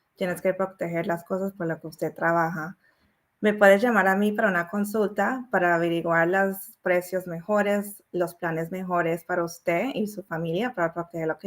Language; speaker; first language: Spanish; early bilingual, heritage; Spanish